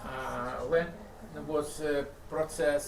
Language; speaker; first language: English; non-native, learner; Russian